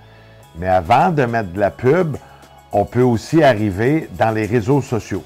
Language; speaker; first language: French; native; French